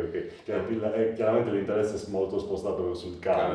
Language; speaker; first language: Italian; native; Italian